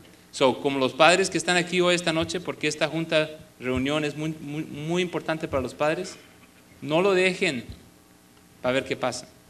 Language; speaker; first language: Spanish; early bilingual, other home language; English